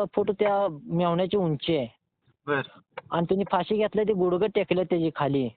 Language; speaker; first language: Marathi; native; Marathi